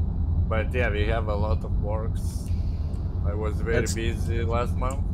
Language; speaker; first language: English; non-native, learner; Lithuanian